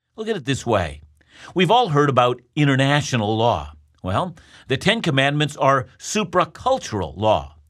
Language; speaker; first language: English; native; English